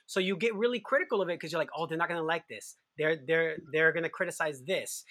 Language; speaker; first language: English; non-native, fluent; Spanish